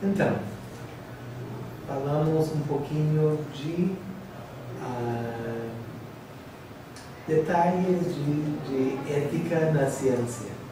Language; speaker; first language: Portuguese; non-native, fluent; English